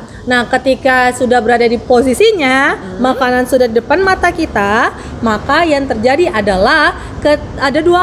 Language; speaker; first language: Indonesian; native; Indonesian